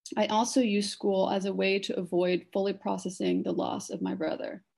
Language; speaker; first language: English; native; English